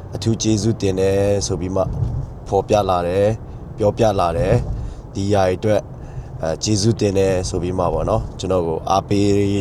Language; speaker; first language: Burmese; non-native, local second language; Kachin